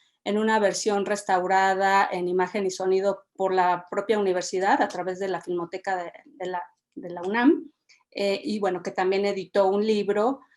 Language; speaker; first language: Spanish; native; Spanish